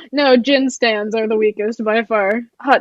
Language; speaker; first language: English; native; English